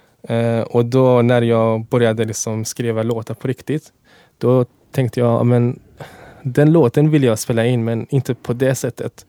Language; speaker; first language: Swedish; non-native, fluent; Persian